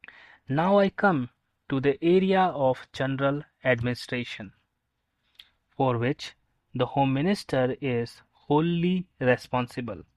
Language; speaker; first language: English; non-native, local second language; Hindi